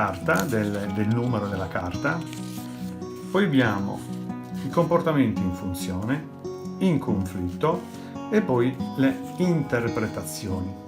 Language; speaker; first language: Italian; native; Italian